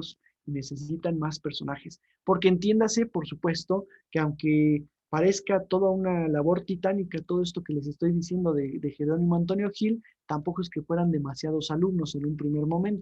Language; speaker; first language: Spanish; native; Spanish